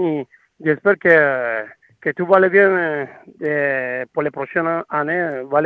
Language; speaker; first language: French; non-native, learner; Spanish